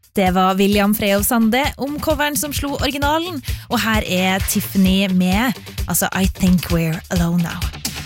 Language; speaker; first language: Norwegian; native; Norwegian